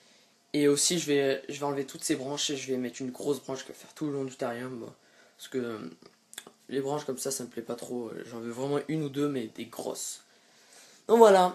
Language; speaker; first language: French; native; French